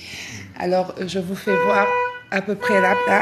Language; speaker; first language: French; native; French